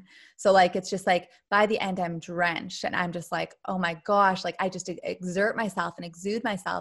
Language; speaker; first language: English; native; English